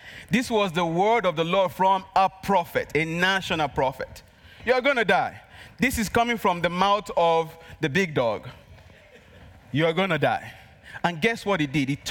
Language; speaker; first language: English; non-native, local second language; Yoruba